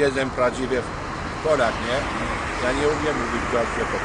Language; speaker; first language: Polish; early bilingual, heritage; French